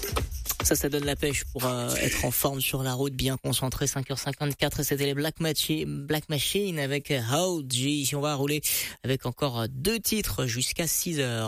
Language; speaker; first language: French; native; French